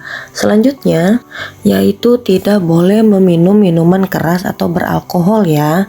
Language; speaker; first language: Indonesian; native; Indonesian